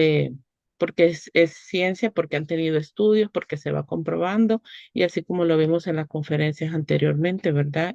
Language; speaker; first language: Spanish; native; Spanish